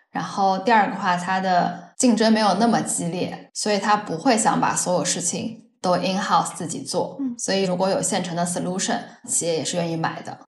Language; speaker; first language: Chinese; native; Chinese